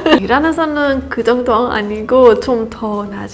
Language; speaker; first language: Korean; non-native, learner; Persian